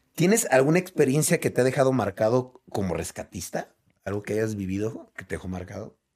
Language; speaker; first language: Spanish; native; Spanish